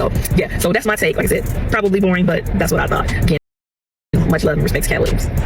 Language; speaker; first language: English; native; English